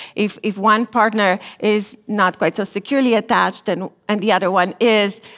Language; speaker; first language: English; non-native, fluent; Romanian